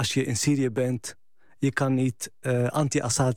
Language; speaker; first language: Dutch; non-native, fluent; Arabic